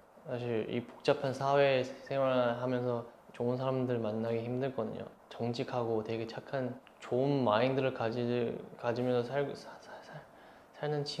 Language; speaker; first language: Korean; non-native, fluent; Chinese